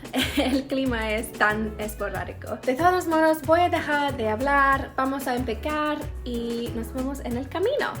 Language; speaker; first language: Spanish; non-native, learner; English